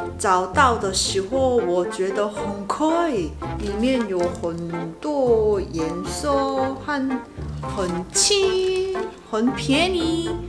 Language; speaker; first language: Chinese; non-native, learner; Korean